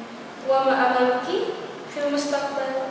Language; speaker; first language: Arabic; non-native, learner; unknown